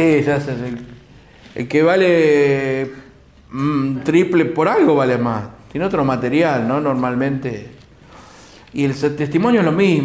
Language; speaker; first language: Spanish; native; Spanish